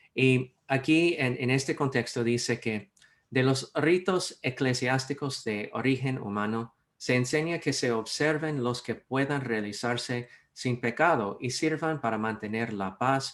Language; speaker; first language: Spanish; non-native, fluent; English